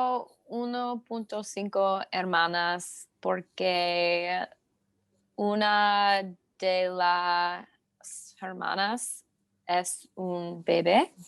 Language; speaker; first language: Spanish; non-native, learner; English